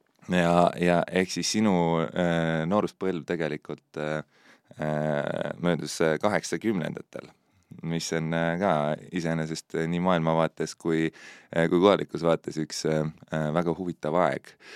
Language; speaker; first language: Estonian; native; Estonian